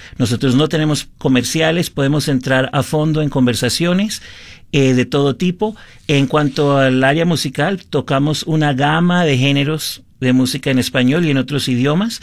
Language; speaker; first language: Spanish; early bilingual, heritage; Spanish